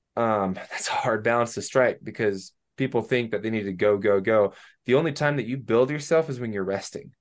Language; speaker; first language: English; native; English